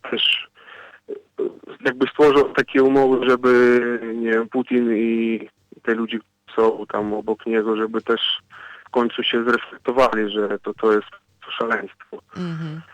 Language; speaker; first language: Polish; non-native, fluent; Ukrainian